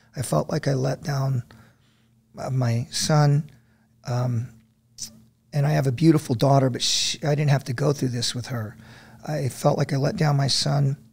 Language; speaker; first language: English; native; English